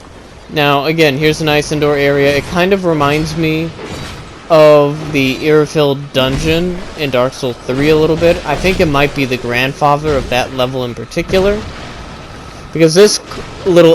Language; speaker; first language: English; native; English